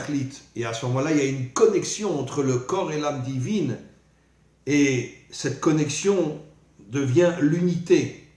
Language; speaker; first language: French; native; French